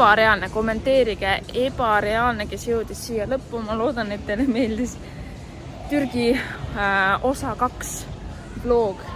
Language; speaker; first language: Estonian; native; Estonian